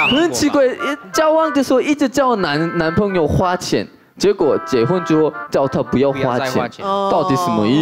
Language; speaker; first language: Chinese; non-native, fluent; Korean